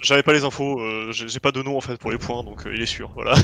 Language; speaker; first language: French; native; French